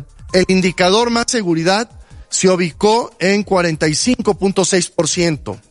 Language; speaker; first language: Spanish; native; Spanish